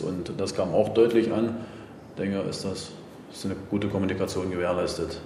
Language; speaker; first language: German; native; German